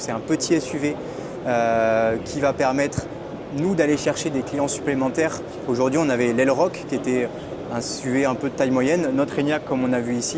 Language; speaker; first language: French; native; French